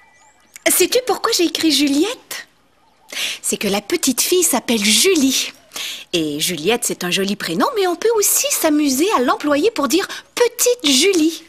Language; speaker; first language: French; native; French